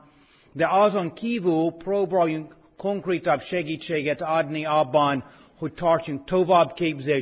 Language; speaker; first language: Hungarian; non-native, fluent; English